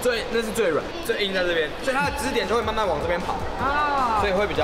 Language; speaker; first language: Chinese; native; Chinese